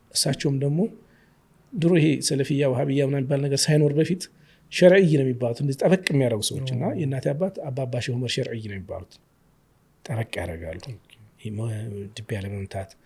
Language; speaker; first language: Amharic; native; Amharic